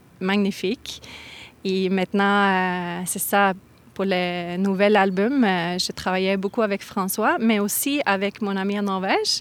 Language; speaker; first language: French; non-native, fluent; Norwegian